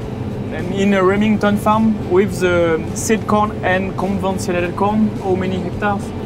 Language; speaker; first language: English; non-native, learner; French